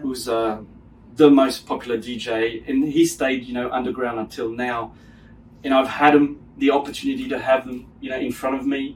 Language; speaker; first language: English; non-native, fluent; French